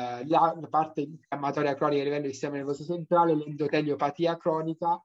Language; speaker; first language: Italian; native; Italian